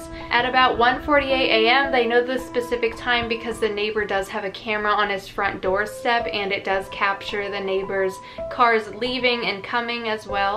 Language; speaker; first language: English; native; English